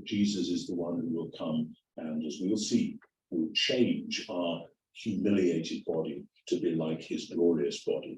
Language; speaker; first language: English; native; English